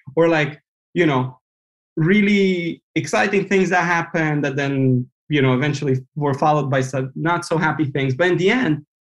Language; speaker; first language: English; non-native, fluent; Romanian